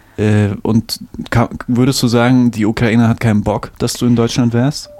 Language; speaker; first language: German; native; German